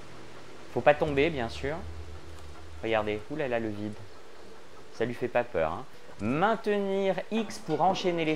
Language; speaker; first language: French; native; French